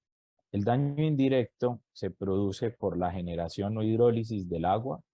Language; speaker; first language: Spanish; native; Spanish